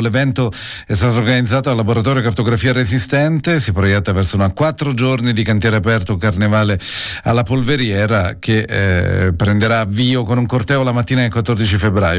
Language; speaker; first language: Italian; native; Italian